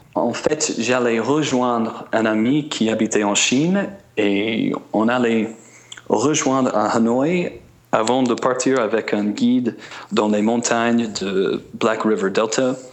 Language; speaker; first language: French; non-native, fluent; English